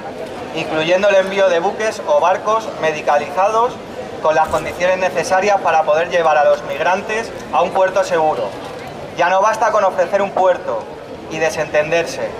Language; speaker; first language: Spanish; native; Spanish